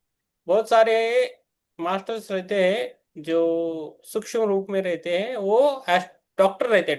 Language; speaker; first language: Hindi; native; Hindi